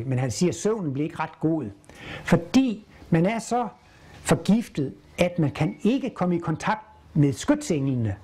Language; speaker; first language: Danish; native; Danish